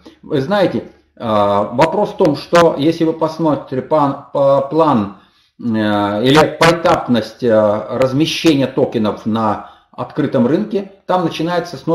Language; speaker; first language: Russian; native; Russian